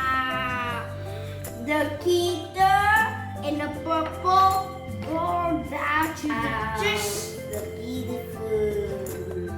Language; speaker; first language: English; non-native, learner; Vietnamese